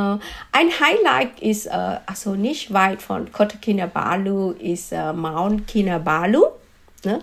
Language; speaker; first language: German; non-native, fluent; Malay